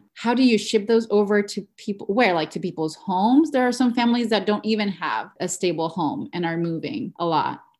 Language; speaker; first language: English; non-native, fluent; Spanish